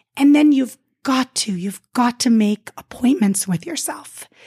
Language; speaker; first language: English; early bilingual, other home language; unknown